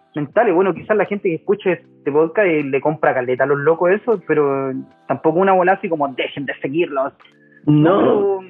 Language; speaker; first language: Spanish; native; Spanish